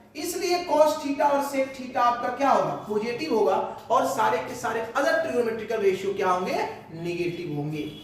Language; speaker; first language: Hindi; native; Hindi